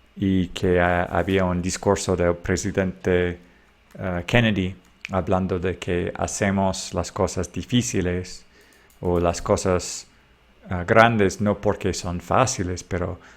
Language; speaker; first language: Spanish; non-native, fluent; English